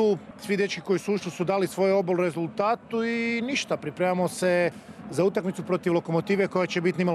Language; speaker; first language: Croatian; native; Croatian